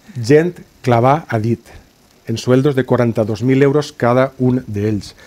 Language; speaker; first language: Catalan; native; Catalan